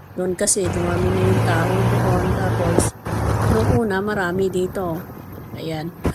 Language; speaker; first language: Filipino; non-native, local second language; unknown